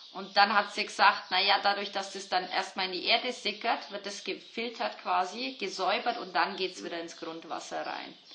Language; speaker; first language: German; early bilingual, other home language; Turkish